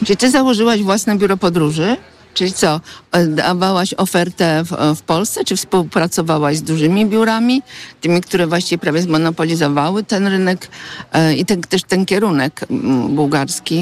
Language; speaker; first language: Polish; native; Polish